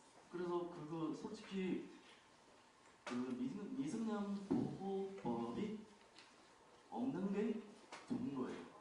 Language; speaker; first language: Korean; non-native, learner; Chinese